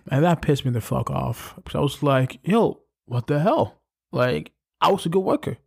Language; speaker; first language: English; native; English